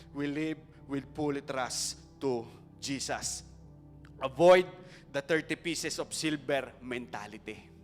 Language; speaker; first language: English; non-native, local second language; Filipino